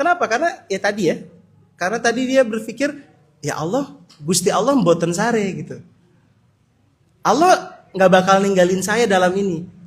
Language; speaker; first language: Indonesian; native; Indonesian